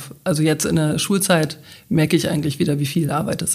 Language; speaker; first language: German; native; German